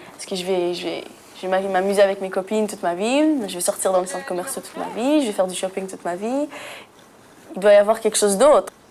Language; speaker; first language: French; early bilingual, other home language; Arabic